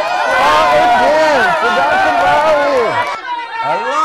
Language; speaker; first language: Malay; non-native, fluent; English